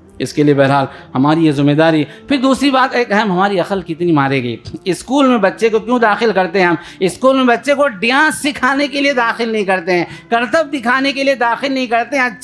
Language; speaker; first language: Urdu; native; Urdu